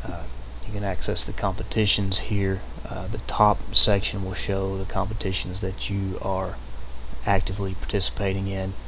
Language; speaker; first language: English; native; English